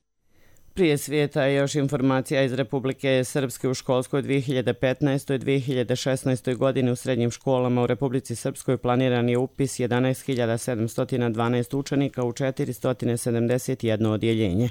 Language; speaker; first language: Croatian; native; Croatian